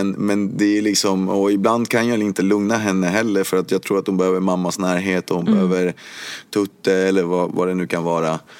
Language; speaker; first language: Swedish; early bilingual, other home language; Spanish